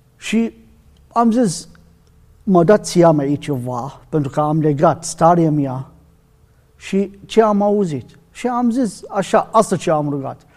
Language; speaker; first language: Romanian; non-native, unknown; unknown